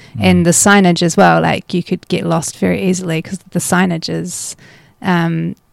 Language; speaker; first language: English; native; English